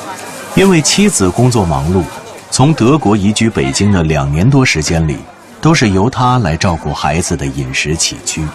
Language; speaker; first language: Chinese; native; Chinese